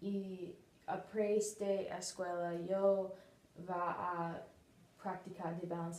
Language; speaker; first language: Spanish; non-native, learner; English